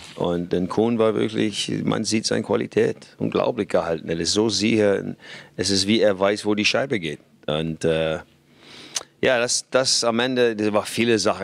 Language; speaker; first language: German; non-native, fluent; English